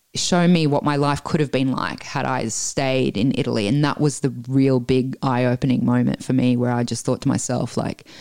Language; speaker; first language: English; early bilingual, other home language; Italian